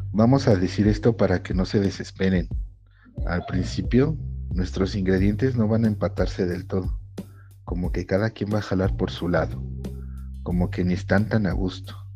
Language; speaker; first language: Spanish; native; Spanish